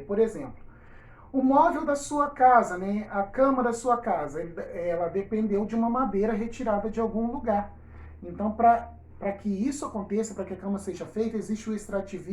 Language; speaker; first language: Portuguese; native; Portuguese